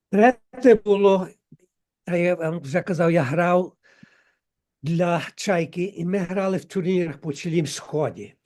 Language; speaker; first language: Ukrainian; early bilingual, heritage; Ukrainian